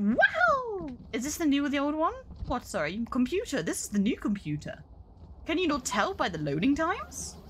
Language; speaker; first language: English; native; English